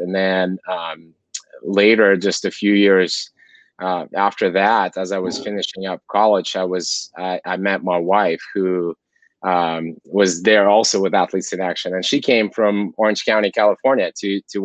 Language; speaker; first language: English; non-native, fluent; Kazakh